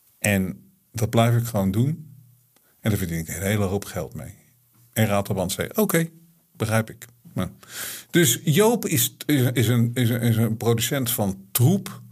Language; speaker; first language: Dutch; native; Dutch